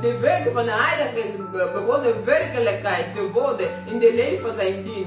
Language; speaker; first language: Dutch; non-native, learner; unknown